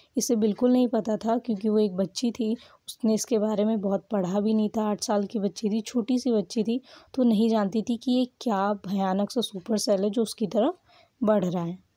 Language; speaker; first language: Hindi; native; Hindi